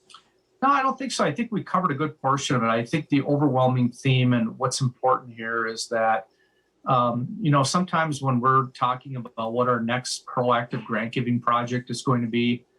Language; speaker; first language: English; native; English